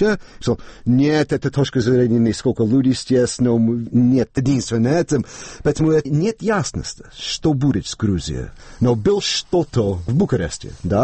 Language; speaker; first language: Russian; non-native, fluent; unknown